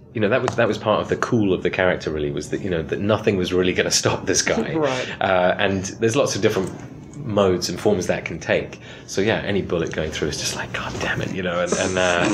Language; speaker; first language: English; native; English